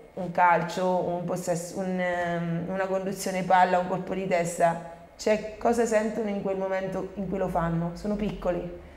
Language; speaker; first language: Italian; native; Italian